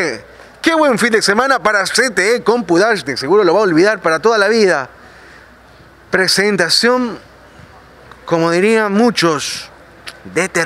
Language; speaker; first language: Spanish; native; Spanish